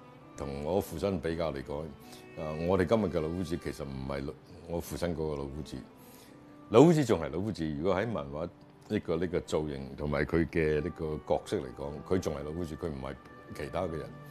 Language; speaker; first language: Chinese; native; Chinese